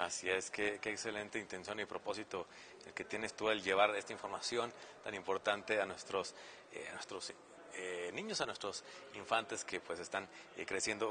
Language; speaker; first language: Spanish; native; Spanish